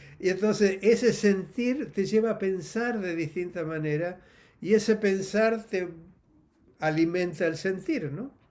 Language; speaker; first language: Spanish; native; Spanish